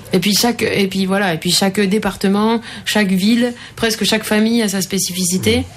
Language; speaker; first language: French; native; French